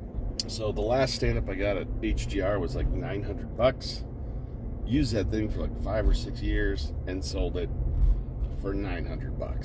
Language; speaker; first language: English; native; English